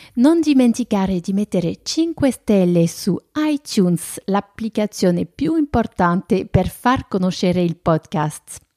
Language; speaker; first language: Italian; non-native, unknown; French